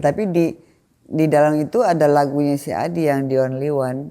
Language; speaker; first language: Indonesian; native; Indonesian